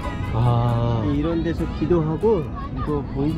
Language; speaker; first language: Korean; non-native, learner; Hindi